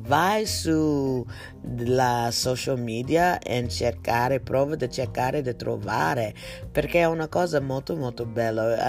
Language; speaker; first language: Italian; non-native, learner; English